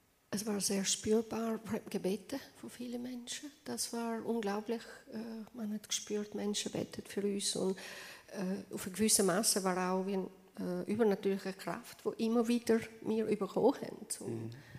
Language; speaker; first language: German; non-native, fluent; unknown